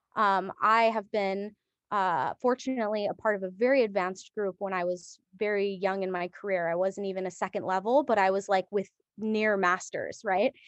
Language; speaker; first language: English; early bilingual, other home language; Japanese